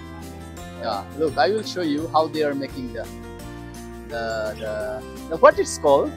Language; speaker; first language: English; non-native, learner; Bangla